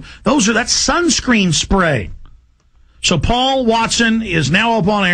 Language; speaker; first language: English; native; English